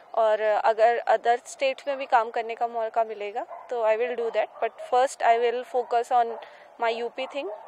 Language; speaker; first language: Hindi; native; Hindi